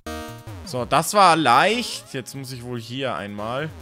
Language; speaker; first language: German; native; German